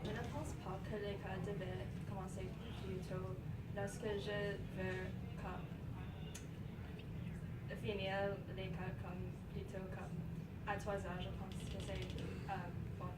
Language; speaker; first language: French; non-native, learner; English